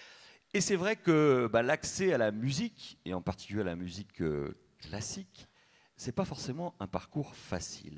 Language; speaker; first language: French; native; French